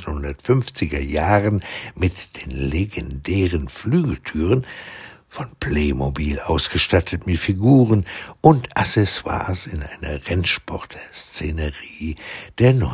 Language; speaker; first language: German; native; German